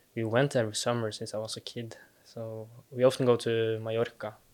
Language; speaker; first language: English; non-native, fluent; Norwegian